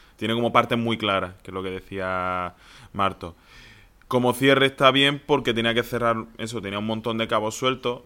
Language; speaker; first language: Spanish; native; Spanish